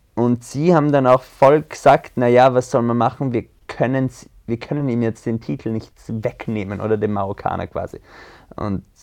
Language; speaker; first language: German; early bilingual, other home language; French